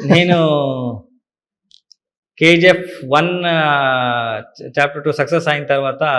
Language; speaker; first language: Telugu; non-native, learner; Kannada